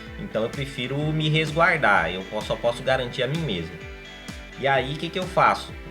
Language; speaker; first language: Portuguese; native; Portuguese